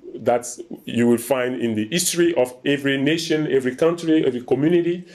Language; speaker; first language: English; non-native, fluent; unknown